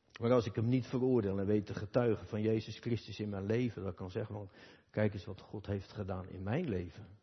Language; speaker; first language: Dutch; native; Dutch